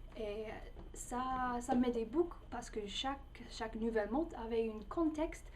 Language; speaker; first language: French; non-native, fluent; English